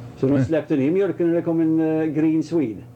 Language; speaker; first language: Swedish; native; Swedish